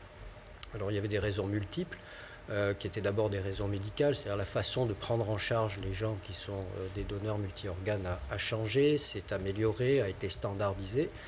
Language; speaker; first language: French; native; French